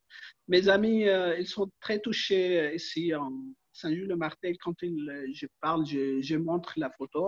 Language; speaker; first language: French; non-native, learner; Arabic